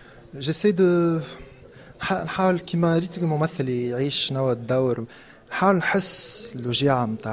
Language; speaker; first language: Arabic; native; Arabic